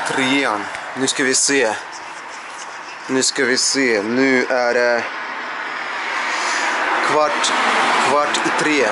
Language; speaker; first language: Swedish; non-native, learner; Russian